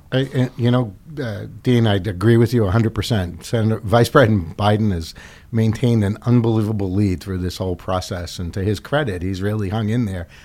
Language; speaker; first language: English; native; English